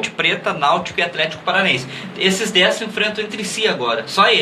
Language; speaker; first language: Portuguese; native; Portuguese